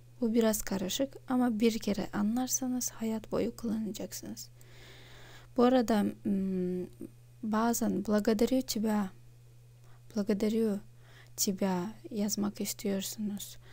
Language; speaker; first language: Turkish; non-native, fluent; Russian